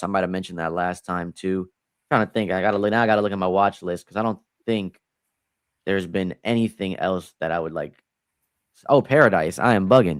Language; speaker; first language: English; native; English